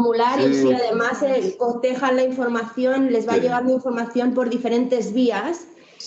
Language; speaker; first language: Spanish; native; Spanish